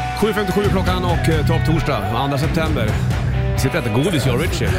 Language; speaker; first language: Swedish; native; Swedish